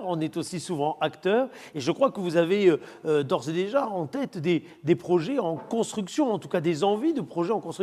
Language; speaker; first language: French; native; French